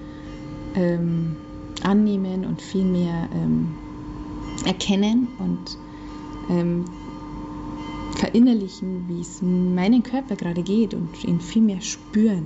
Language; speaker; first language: German; native; German